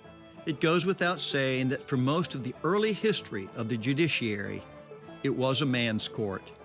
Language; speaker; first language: English; native; English